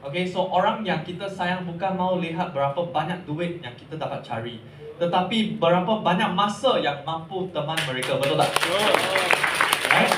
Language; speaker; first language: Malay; non-native, local second language; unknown